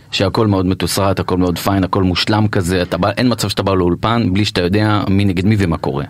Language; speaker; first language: Hebrew; native; Hebrew